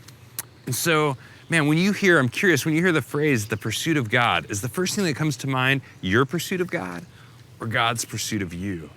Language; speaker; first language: English; native; English